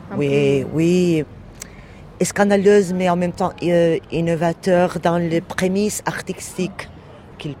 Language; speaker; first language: French; non-native, learner; Portuguese